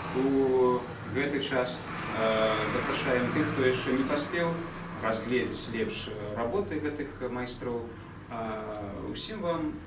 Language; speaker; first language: Belarusian; native; Belarusian